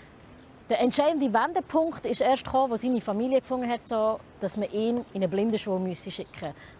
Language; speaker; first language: German; native; German